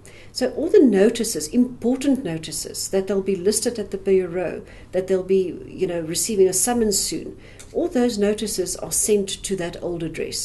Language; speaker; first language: English; native; English